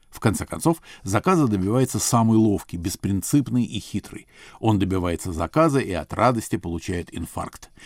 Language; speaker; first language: Russian; native; Russian